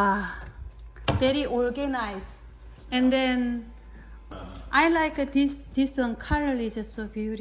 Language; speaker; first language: English; non-native, learner; Korean